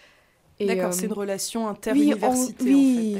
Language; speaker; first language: French; native; French